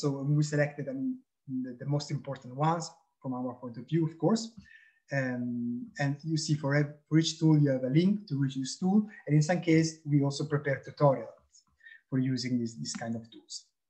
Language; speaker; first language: English; non-native, fluent; Italian